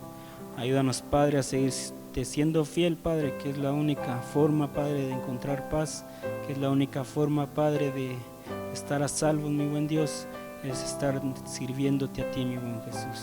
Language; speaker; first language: Spanish; native; Spanish